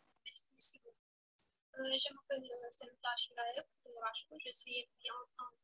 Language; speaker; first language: French; non-native, fluent; Romanian